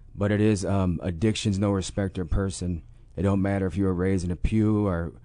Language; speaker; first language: English; native; English